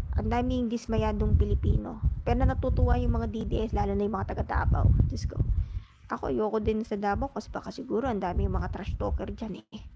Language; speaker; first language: Filipino; native; Filipino